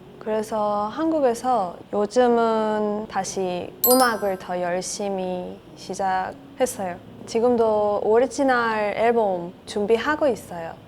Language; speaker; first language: Korean; non-native, learner; Persian